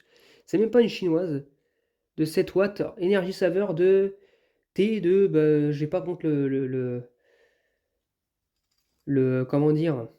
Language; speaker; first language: French; native; French